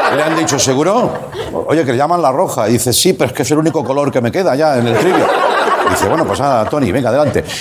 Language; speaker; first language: Spanish; native; Spanish